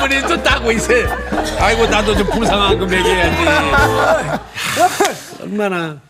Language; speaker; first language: Korean; native; Korean